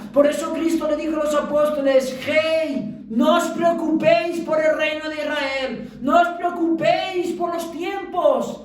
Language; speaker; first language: Spanish; early bilingual, other home language; Romanian